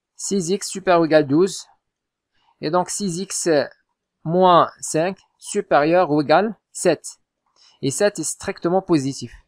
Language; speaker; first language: French; non-native, local second language; Arabic